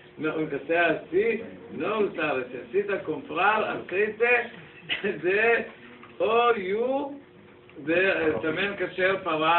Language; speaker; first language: Spanish; non-native, learner; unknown